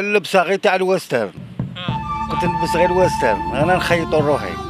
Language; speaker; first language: Arabic; native; Arabic